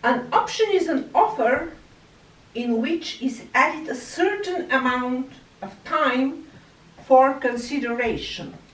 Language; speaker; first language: English; non-native, fluent; Bulgarian